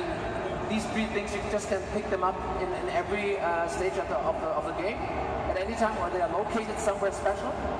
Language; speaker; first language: English; non-native, fluent; German